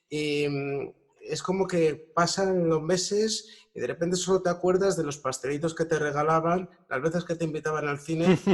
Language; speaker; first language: Spanish; native; Spanish